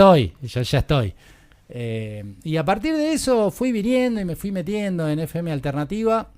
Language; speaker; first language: Spanish; native; Spanish